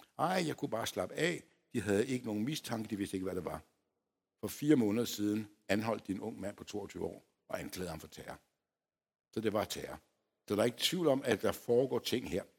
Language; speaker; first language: Danish; early bilingual, other home language; Polish